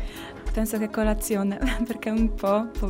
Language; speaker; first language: Italian; non-native, learner; Polish